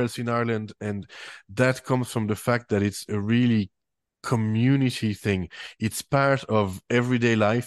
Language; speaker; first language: English; non-native, fluent; French